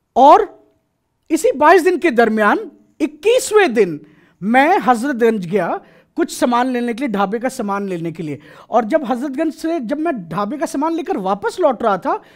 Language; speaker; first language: Hindi; native; Hindi